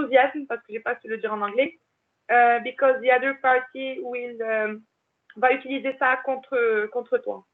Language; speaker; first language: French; non-native, local second language; Arabic